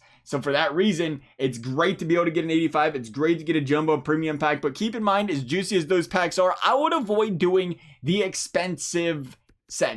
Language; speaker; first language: English; native; English